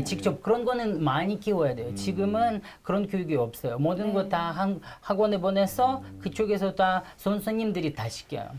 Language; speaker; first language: Korean; non-native, fluent; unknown